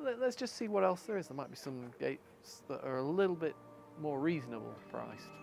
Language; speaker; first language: English; native; English